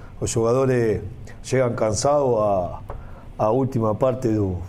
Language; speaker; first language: Portuguese; non-native, fluent; Spanish